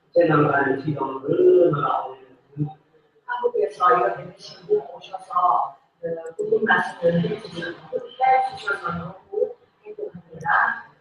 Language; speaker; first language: Korean; non-native, learner; Vietnamese